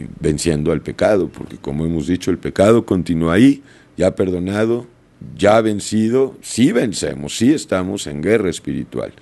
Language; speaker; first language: Spanish; native; Spanish